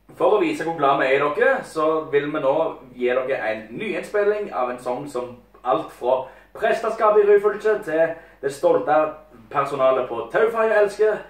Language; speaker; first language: Norwegian; native; Norwegian